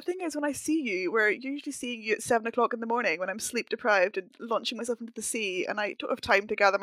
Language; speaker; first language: English; native; English